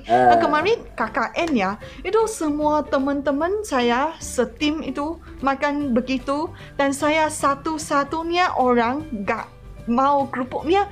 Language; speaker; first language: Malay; non-native, local second language; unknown